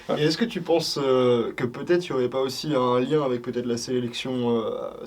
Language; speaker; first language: French; native; French